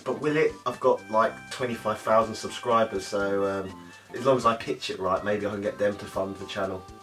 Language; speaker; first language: English; native; English